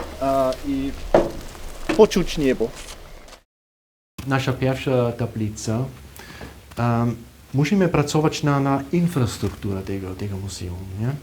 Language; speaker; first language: Polish; non-native, fluent; German